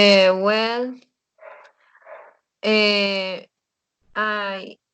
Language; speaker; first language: English; non-native, learner; Spanish